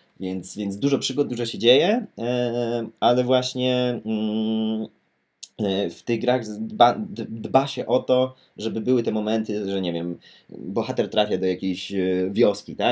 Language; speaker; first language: Polish; native; Polish